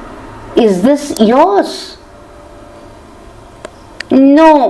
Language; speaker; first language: English; non-native, local second language; Bangla